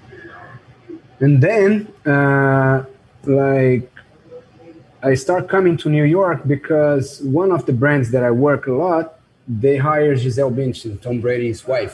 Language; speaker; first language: English; non-native, fluent; Portuguese